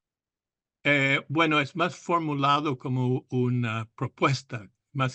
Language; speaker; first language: Spanish; non-native, fluent; English